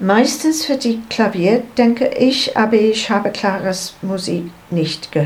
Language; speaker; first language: German; non-native, learner; English